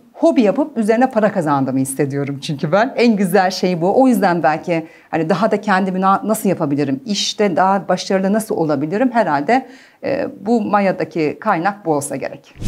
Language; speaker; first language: Turkish; early bilingual, heritage; Turkish